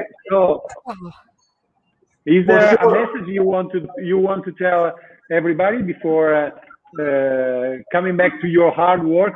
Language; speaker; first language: English; non-native, fluent; Italian